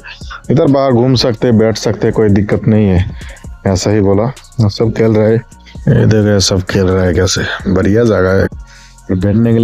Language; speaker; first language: Hindi; non-native, local second language; Bangla